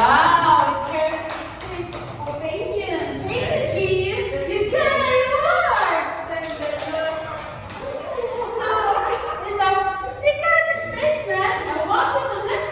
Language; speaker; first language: English; non-native, local second language; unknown